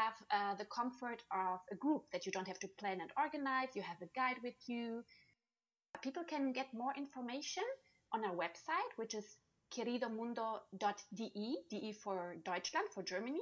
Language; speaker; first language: English; non-native, fluent; German